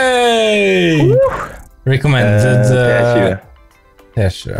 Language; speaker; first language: Norwegian; native; Norwegian